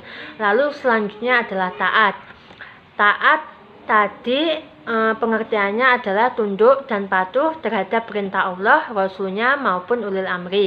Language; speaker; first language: Indonesian; native; Indonesian